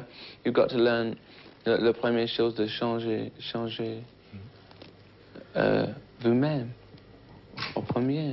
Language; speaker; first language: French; non-native, learner; English